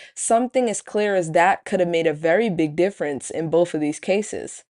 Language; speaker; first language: English; native; English